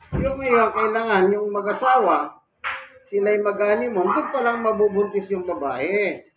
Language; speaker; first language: Filipino; non-native, local second language; Pampanga